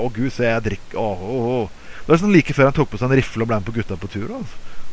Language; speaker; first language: Norwegian; native; Norwegian